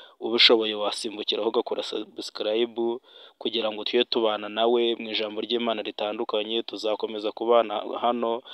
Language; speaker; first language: Kinyarwanda; native; Kinyarwanda